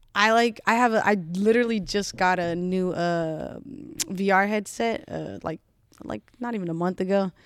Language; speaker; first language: English; native; English